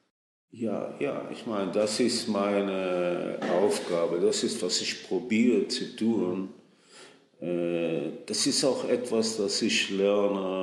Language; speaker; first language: German; non-native, fluent; Hebrew